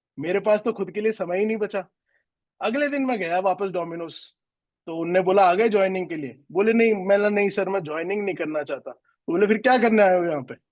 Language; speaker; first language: Hindi; native; Hindi